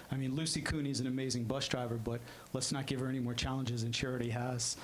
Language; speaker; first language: English; native; English